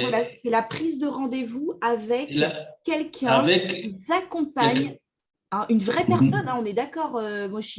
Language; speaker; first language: French; native; French